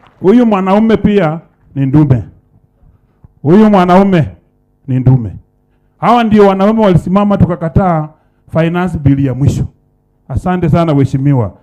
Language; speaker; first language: Swahili; non-native, local second language; Luyia